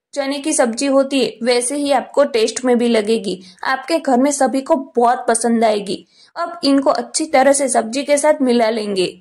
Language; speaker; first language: Hindi; non-native, local second language; Gujarati